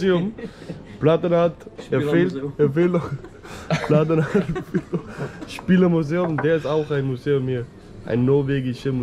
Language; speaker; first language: German; non-native, learner; Danish